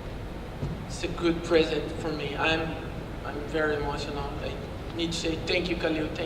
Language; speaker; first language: English; non-native, learner; Portuguese